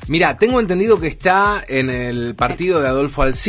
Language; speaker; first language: Spanish; native; Spanish